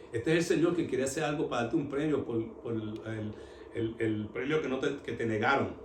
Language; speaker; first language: Spanish; early bilingual, heritage; Spanish